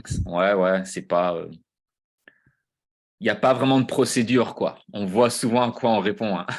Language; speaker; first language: French; native; French